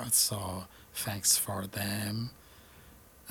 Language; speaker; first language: English; non-native, learner; Malagasy